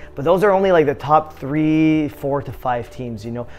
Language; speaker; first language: English; native; English